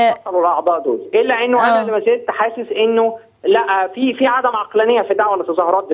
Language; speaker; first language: Arabic; native; Arabic